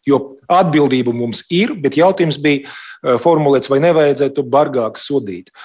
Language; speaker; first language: Latvian; non-native, local second language; Russian